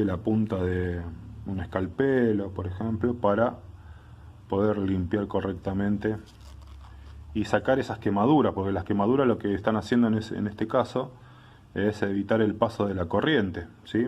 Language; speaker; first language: Spanish; native; Spanish